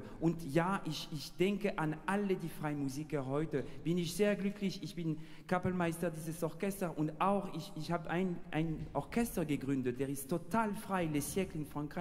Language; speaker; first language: German; non-native, fluent; French